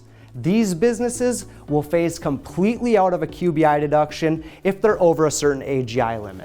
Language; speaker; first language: English; native; English